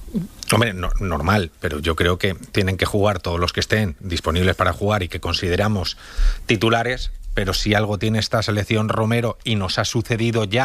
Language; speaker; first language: Spanish; native; Spanish